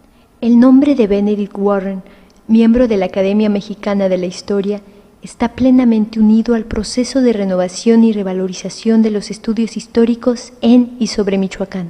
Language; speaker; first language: Spanish; native; Spanish